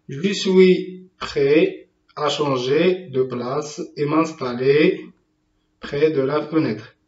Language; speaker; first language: French; non-native, local second language; Arabic